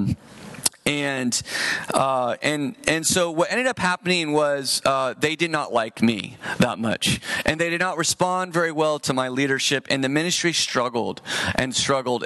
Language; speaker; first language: English; native; English